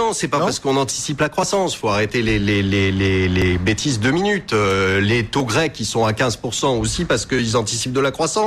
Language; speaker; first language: French; native; French